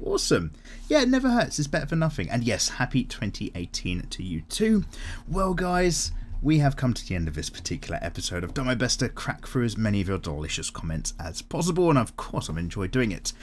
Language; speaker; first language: English; native; English